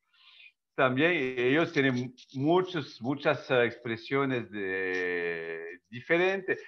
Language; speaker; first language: Spanish; non-native, fluent; French